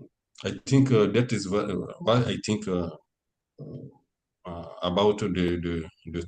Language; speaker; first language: English; non-native, learner; French